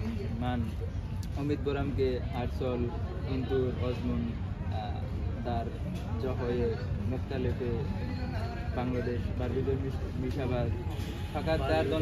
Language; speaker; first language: Persian; non-native, learner; Bangla